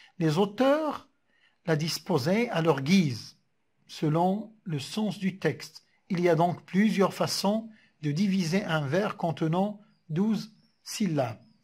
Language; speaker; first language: French; non-native, local second language; Arabic